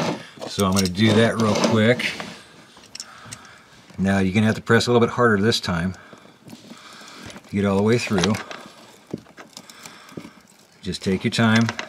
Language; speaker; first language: English; native; English